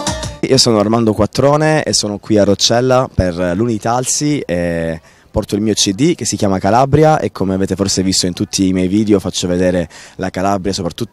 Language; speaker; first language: Italian; native; Italian